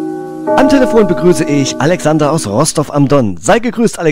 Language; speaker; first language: German; native; German